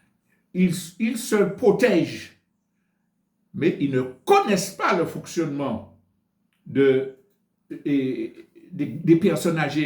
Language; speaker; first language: French; native; French